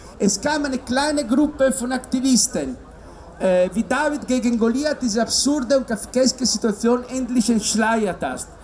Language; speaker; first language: German; non-native, learner; Italian